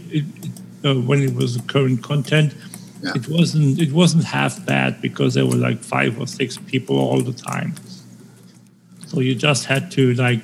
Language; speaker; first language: English; non-native, fluent; German